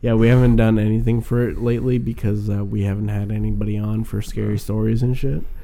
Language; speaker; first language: English; early bilingual, other home language; Spanish